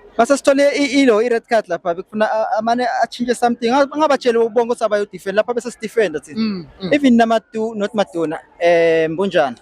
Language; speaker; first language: Zulu; non-native, local second language; Tsonga